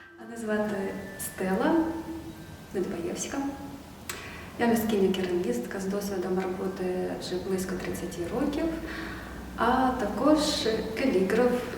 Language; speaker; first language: Ukrainian; native; Ukrainian